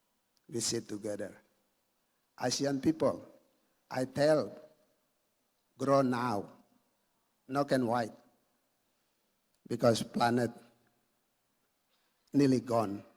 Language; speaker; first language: English; non-native, learner; Indonesian